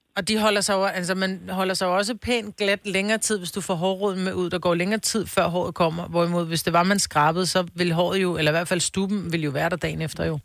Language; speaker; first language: Danish; native; Danish